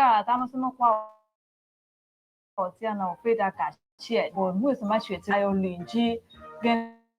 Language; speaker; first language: Chinese; non-native, learner; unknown